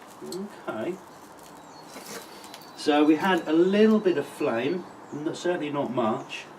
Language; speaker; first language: English; native; English